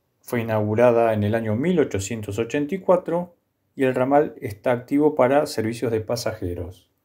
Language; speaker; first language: Spanish; native; Spanish